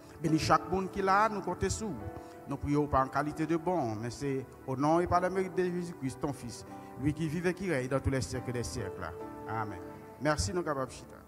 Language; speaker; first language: French; non-native, local second language; Haitian Creole